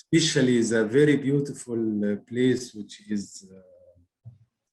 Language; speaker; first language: English; non-native, learner; Arabic